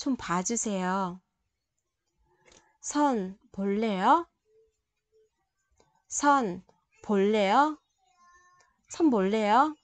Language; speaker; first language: Korean; non-native, fluent; Vietnamese